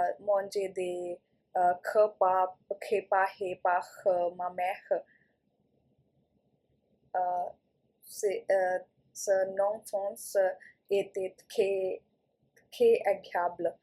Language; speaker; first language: French; non-native, learner; Punjabi